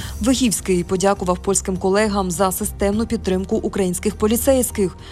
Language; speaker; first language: Ukrainian; native; Ukrainian